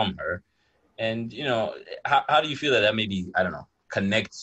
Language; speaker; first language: English; non-native, local second language; Yoruba